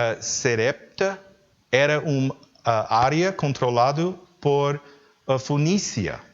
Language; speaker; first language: Portuguese; non-native, learner; English